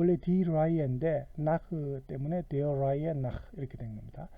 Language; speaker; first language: German; non-native, fluent; Korean